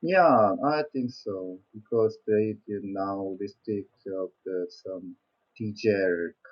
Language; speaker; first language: English; non-native, learner; Korean